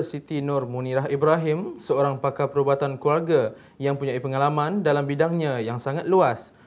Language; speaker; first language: Malay; native; Malay